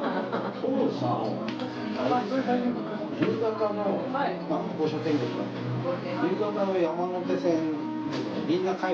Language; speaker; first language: Japanese; native; Japanese